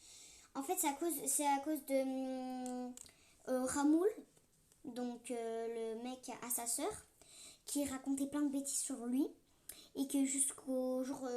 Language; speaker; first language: French; native; French